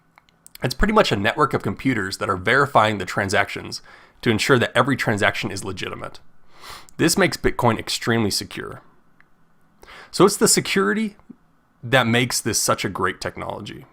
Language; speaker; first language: English; native; English